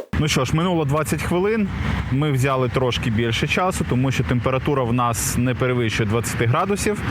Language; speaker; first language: Ukrainian; native; Ukrainian